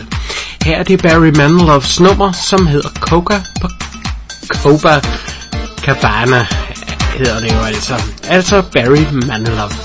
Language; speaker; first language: Danish; native; Danish